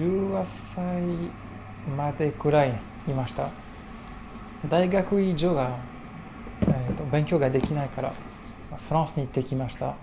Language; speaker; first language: Japanese; non-native, learner; French